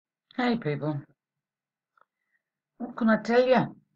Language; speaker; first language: English; native; English